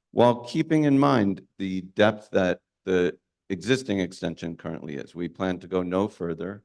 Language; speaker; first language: English; native; English